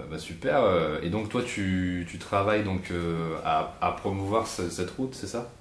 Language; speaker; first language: French; native; French